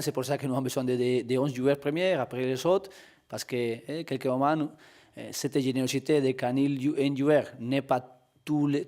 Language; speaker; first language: French; non-native, learner; Spanish